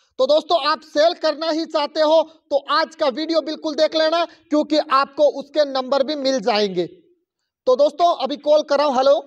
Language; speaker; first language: Hindi; native; Hindi